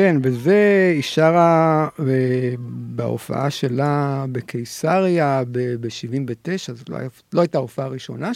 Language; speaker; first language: Hebrew; native; Hebrew